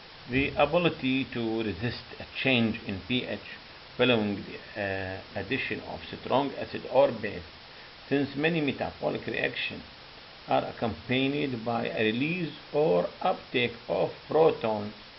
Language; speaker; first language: English; non-native, fluent; Arabic